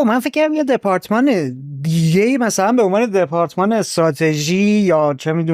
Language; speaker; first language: Persian; native; Persian